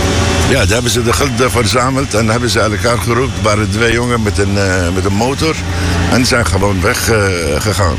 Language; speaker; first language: Dutch; non-native, learner; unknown